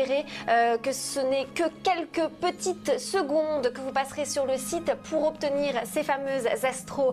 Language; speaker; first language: French; native; French